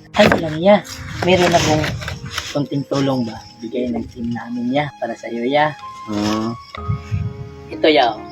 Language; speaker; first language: Filipino; non-native, local second language; Cebuano